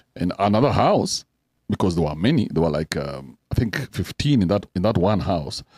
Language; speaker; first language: English; non-native, local second language; Kikuyu